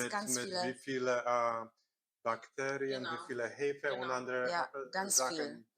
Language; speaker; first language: German; non-native, learner; Korean